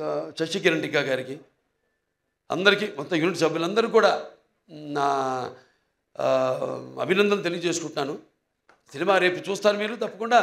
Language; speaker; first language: Telugu; native; Telugu